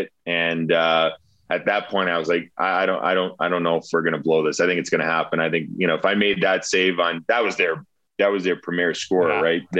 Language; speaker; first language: English; native; English